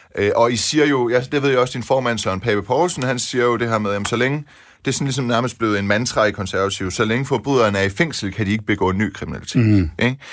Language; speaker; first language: Danish; early bilingual, other home language; Persian